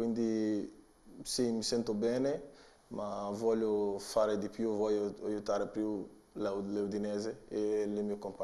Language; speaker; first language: Italian; non-native, learner; Portuguese